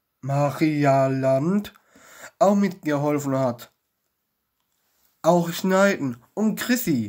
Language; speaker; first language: German; non-native, learner; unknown